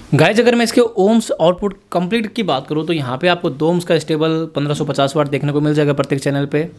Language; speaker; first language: Hindi; native; Hindi